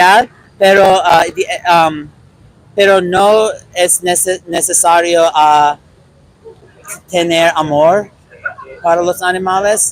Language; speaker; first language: Spanish; non-native, learner; English